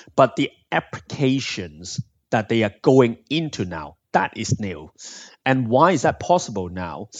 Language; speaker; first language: English; non-native, local second language; Cantonese